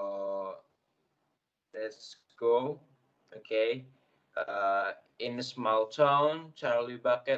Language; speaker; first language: English; non-native, learner; Indonesian